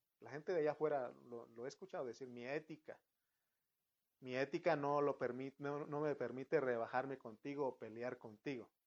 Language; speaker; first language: Spanish; native; Spanish